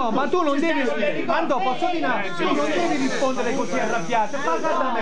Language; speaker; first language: Italian; native; Italian